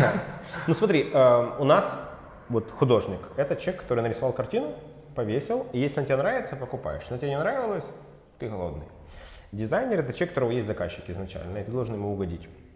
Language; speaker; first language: Russian; native; Russian